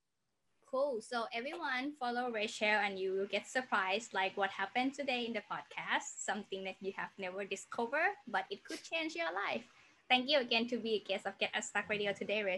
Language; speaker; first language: English; non-native, learner; Thai